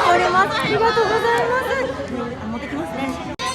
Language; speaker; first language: Japanese; non-native, fluent; Korean